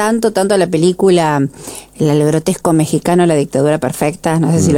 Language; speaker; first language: Spanish; native; Spanish